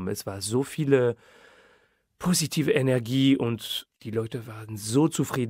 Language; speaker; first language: German; non-native, fluent; French